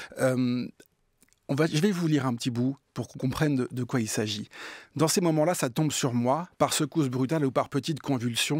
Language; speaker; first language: French; native; French